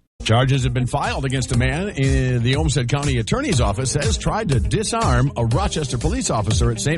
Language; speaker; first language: English; native; English